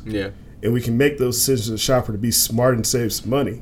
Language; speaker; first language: English; native; English